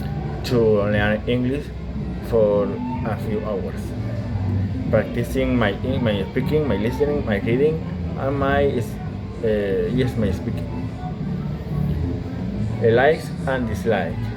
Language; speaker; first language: English; non-native, learner; Spanish